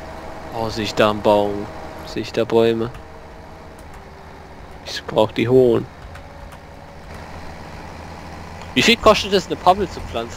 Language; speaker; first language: German; native; German